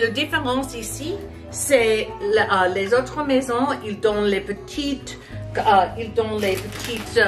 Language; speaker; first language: French; non-native, learner; English